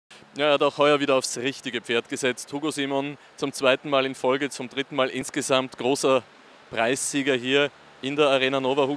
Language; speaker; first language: German; native; German